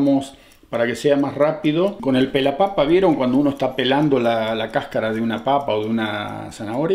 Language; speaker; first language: Spanish; native; Spanish